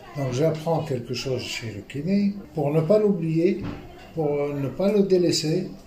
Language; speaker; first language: French; non-native, local second language; Arabic